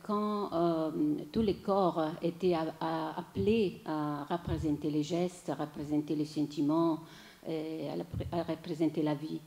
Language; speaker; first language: French; non-native, fluent; Italian